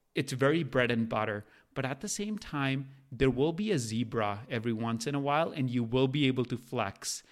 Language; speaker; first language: English; non-native, local second language; Punjabi